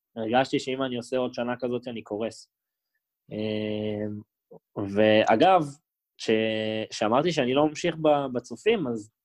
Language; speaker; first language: Hebrew; native; Hebrew